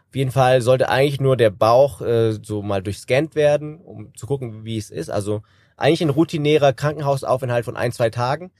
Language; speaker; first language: German; native; German